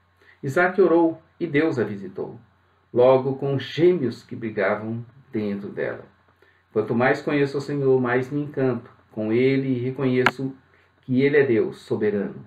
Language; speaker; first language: Portuguese; native; Portuguese